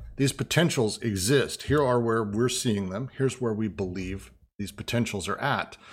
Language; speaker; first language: English; native; English